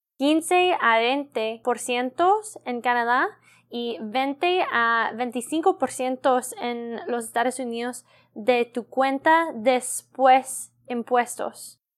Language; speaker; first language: Spanish; non-native, learner; English